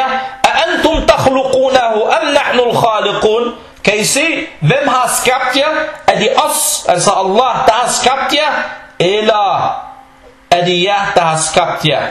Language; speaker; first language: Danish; non-native, local second language; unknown